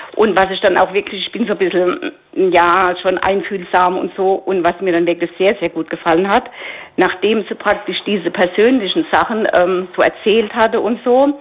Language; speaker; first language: German; native; German